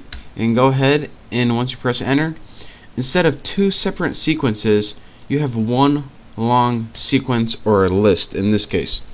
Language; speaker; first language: English; native; English